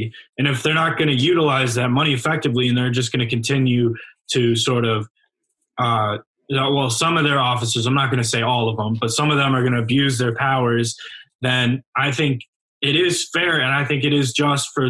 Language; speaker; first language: English; native; English